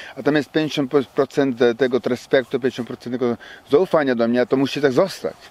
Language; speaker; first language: Polish; non-native, learner; Czech